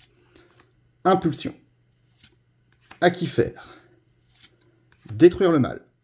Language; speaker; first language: French; native; French